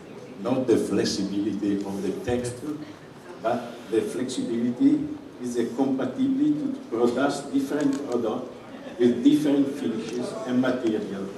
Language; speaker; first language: English; non-native, fluent; Italian